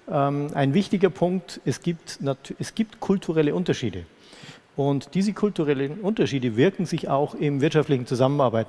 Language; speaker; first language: German; native; German